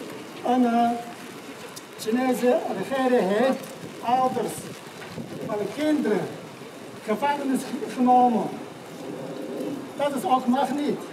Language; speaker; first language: Dutch; non-native, learner; Mongolian